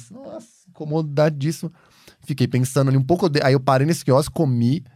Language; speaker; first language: Portuguese; native; Portuguese